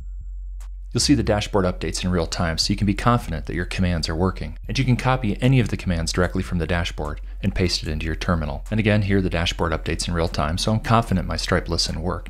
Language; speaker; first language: English; native; English